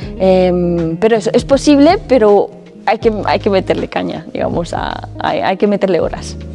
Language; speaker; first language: Spanish; early bilingual, other home language; Romanian